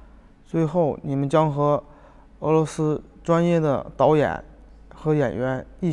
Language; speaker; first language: Chinese; non-native, fluent; Russian